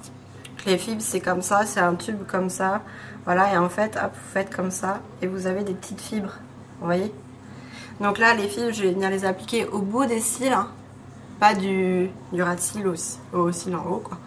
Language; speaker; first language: French; native; French